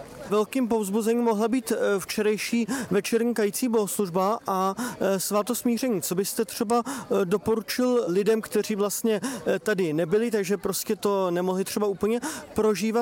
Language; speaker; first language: Czech; native; Czech